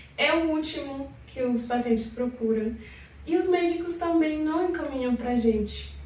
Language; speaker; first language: Portuguese; non-native, fluent; Spanish